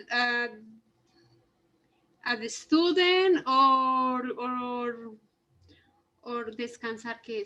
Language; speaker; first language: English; non-native, learner; Spanish